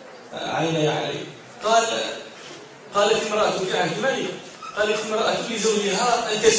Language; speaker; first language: Arabic; native; Arabic